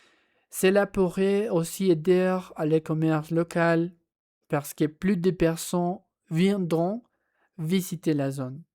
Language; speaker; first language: French; non-native, learner; Spanish